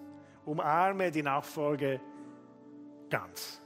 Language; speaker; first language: German; non-native, fluent; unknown